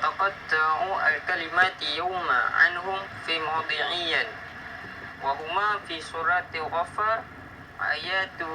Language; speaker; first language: Arabic; non-native, learner; Malay